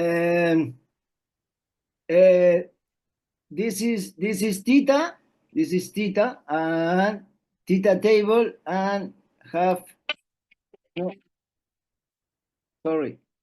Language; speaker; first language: English; non-native, learner; Spanish